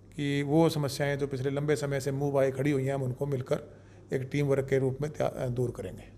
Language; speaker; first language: Hindi; native; Hindi